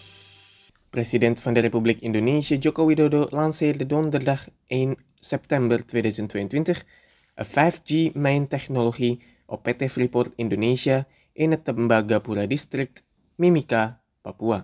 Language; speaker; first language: Dutch; non-native, fluent; Indonesian